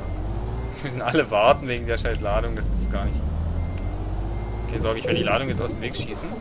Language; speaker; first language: German; native; German